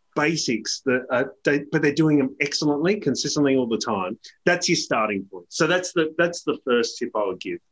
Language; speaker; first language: English; native; English